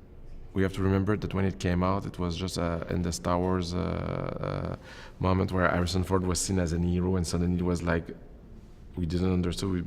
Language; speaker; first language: English; non-native, local second language; French